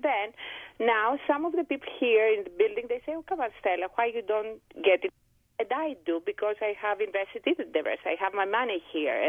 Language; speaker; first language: English; non-native, fluent; Greek